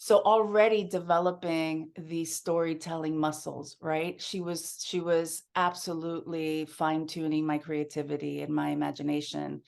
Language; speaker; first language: English; early bilingual, other home language; Spanish